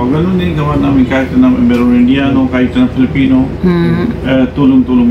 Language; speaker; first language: Filipino; non-native, learner; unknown